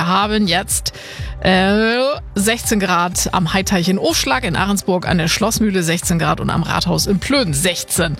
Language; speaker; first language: German; native; German